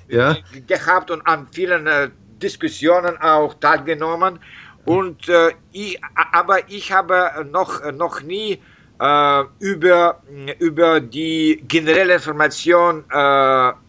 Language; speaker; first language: German; non-native, learner; Russian